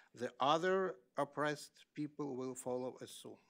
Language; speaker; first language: English; non-native, learner; Russian